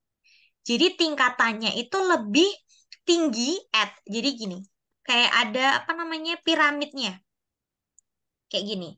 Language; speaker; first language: Indonesian; native; Indonesian